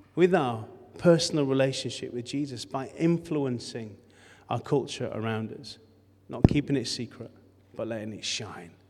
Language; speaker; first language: English; native; English